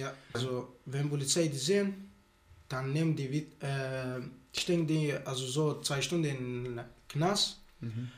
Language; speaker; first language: German; non-native, learner; Arabic